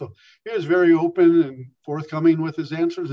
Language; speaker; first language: English; native; English